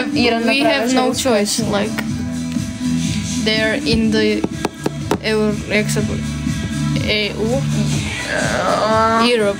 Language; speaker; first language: English; non-native, learner; Slovak